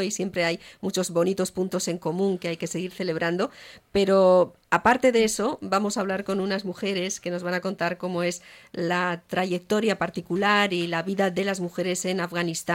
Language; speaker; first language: Spanish; native; Spanish